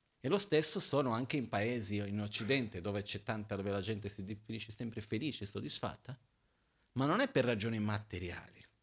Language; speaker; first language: Italian; non-native, fluent; Portuguese